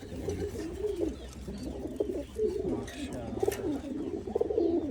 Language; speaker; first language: Arabic; non-native, learner; Bangla